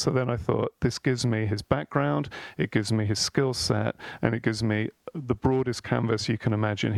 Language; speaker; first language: English; native; English